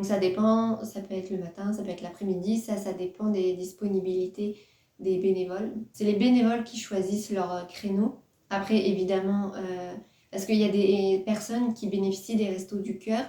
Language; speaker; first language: French; native; French